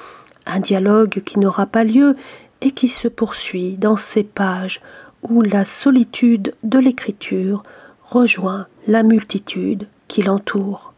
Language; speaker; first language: French; native; French